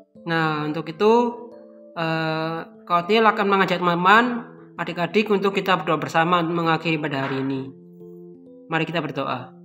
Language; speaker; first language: Indonesian; native; Indonesian